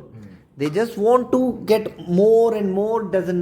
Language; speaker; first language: English; non-native, fluent; Hindi